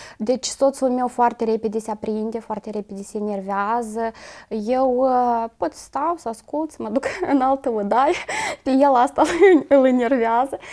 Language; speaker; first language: Romanian; native; Romanian